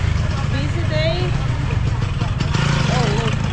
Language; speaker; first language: English; non-native, fluent; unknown